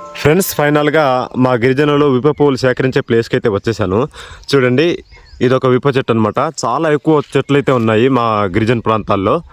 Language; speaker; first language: Telugu; non-native, local second language; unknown